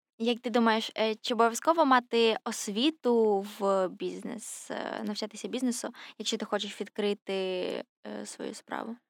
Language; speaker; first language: Ukrainian; native; Ukrainian